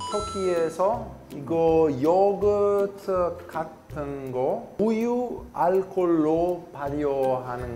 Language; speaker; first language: Korean; non-native, learner; Italian